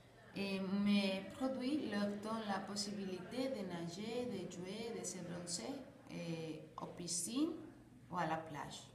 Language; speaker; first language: French; non-native, learner; Spanish